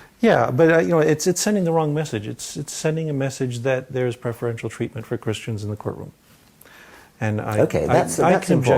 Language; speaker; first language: English; native; English